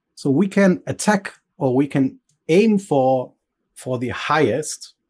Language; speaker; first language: English; early bilingual, other home language; Bulgarian